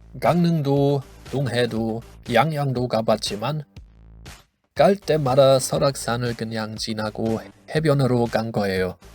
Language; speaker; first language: Korean; non-native, fluent; German